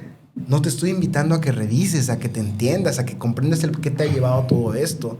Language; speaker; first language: Spanish; native; Spanish